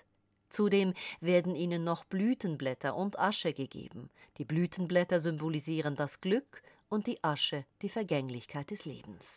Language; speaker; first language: German; native; German